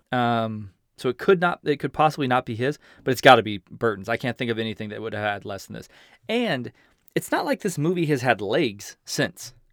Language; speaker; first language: English; native; English